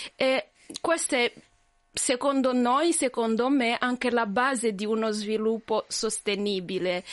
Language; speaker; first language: Italian; non-native, fluent; Swahili